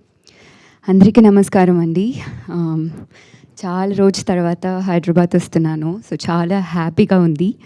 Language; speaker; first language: Telugu; non-native, learner; Tamil